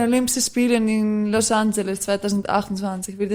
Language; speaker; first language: German; non-native, fluent; Greek